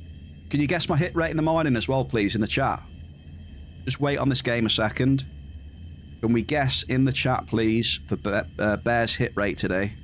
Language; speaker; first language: English; native; English